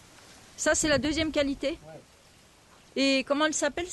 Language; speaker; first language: French; native; French